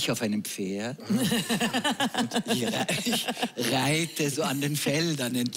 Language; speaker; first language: German; native; German